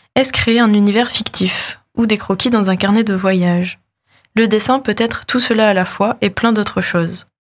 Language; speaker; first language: French; native; French